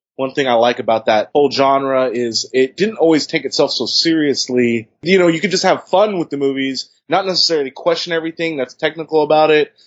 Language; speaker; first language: English; native; English